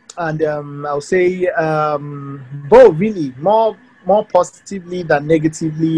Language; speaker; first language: English; non-native, local second language; Yoruba